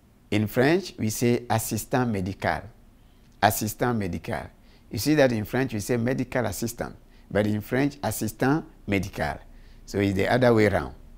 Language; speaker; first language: English; non-native, local second language; Akan